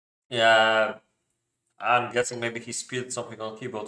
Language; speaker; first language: English; non-native, fluent; Polish